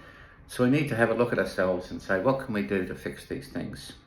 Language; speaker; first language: English; native; English